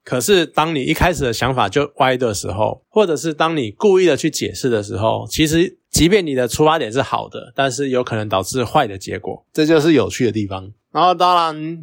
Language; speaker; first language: Chinese; native; Chinese